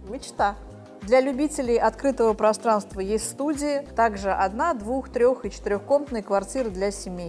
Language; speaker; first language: Russian; native; Russian